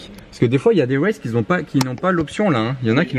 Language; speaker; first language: French; native; French